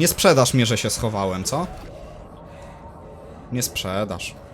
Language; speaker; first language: Polish; native; Polish